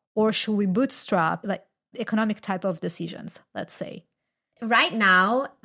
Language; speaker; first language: English; non-native, fluent; Italian